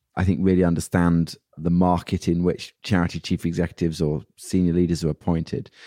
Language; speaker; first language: English; native; English